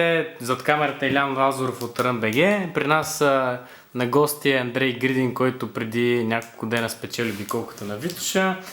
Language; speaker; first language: Bulgarian; native; Bulgarian